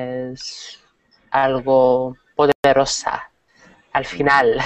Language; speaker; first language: Spanish; non-native, learner; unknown